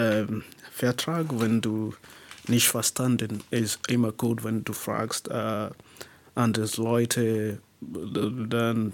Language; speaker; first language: German; non-native, learner; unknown